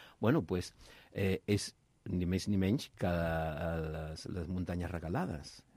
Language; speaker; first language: Catalan; early bilingual, heritage; Catalan